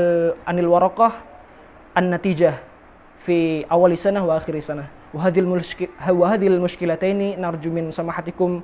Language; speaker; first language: Arabic; non-native, fluent; Indonesian